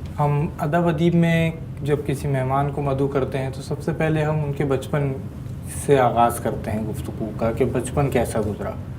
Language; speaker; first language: Urdu; native; Urdu